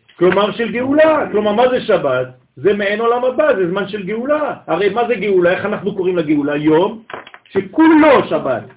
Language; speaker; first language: Hebrew; non-native, fluent; French